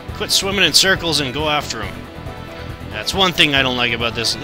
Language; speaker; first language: English; native; English